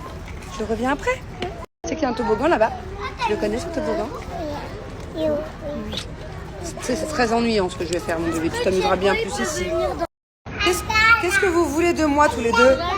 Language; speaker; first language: French; native; French